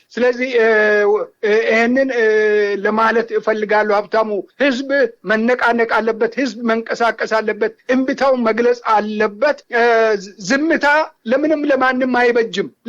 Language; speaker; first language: Amharic; non-native, local second language; Wolaytta